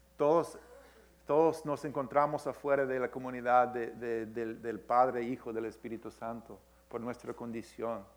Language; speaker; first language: Spanish; early bilingual, heritage; Spanish